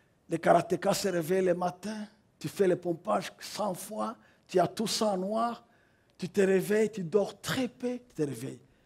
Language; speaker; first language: French; non-native, local second language; Kinyarwanda